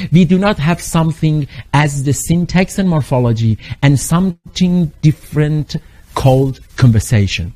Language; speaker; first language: English; non-native, fluent; Persian